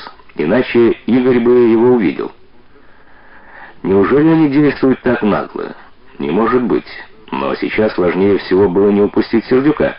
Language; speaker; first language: Russian; native; Russian